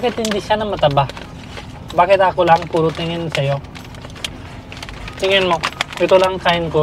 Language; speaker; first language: Filipino; non-native, learner; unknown